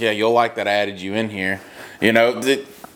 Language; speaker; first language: English; native; English